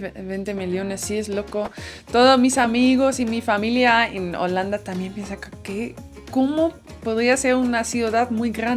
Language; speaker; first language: Spanish; non-native, fluent; Dutch